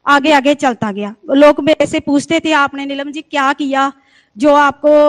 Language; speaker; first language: Hindi; native; Hindi